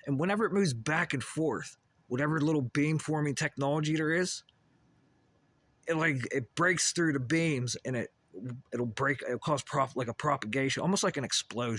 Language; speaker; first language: English; native; English